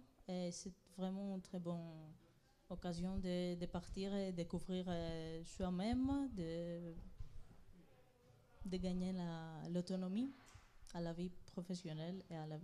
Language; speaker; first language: French; non-native, fluent; Greek